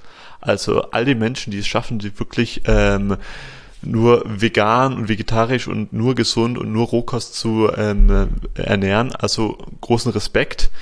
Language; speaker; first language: German; native; German